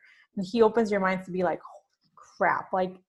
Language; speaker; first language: English; non-native, fluent; Spanish